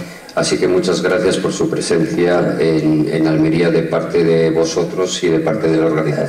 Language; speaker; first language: Spanish; native; Spanish